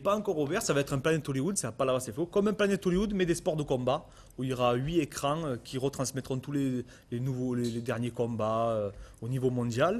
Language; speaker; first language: French; native; French